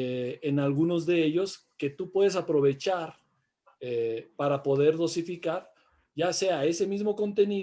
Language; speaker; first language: Spanish; native; Spanish